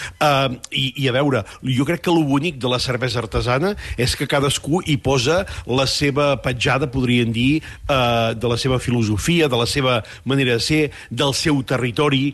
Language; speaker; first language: Catalan; native; Catalan